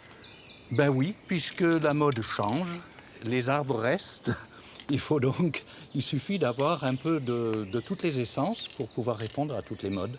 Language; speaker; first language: French; native; French